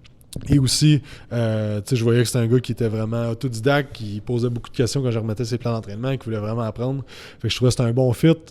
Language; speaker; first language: French; native; French